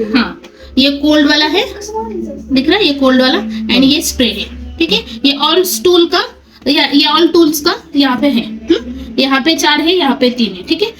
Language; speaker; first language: Hindi; non-native, local second language; Marathi